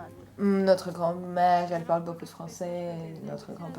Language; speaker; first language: French; non-native, fluent; Romanian